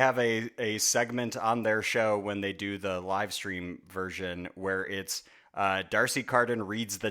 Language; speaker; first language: English; native; English